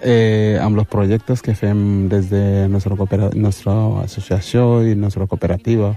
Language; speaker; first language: Catalan; non-native, fluent; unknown